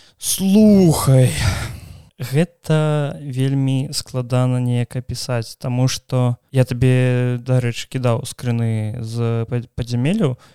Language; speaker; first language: Belarusian; non-native, local second language; Russian